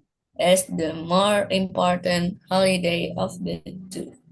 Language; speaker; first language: English; non-native, learner; Indonesian